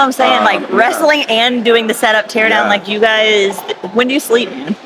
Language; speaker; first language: English; native; English